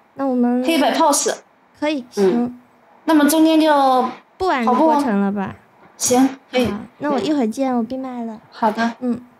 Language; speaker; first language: Chinese; native; Chinese